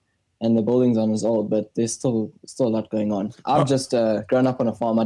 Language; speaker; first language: English; native; English